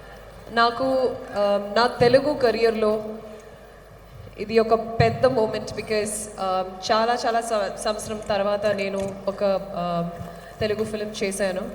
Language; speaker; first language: Telugu; non-native, learner; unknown